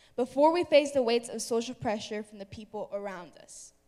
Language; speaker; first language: English; native; English